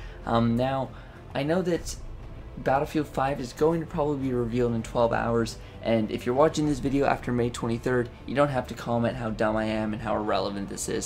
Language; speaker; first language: English; native; English